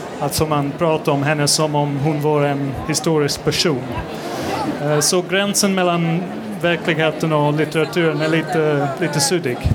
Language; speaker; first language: Swedish; non-native, fluent; English